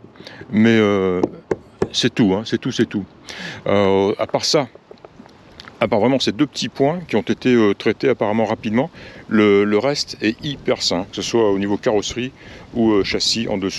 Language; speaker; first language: French; native; French